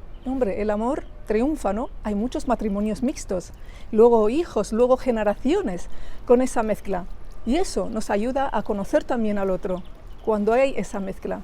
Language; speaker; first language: Spanish; early bilingual, other home language; Arabic